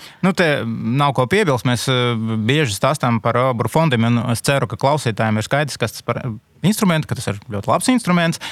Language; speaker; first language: Latvian; non-native, local second language; Russian